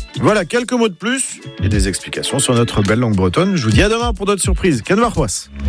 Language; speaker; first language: French; native; French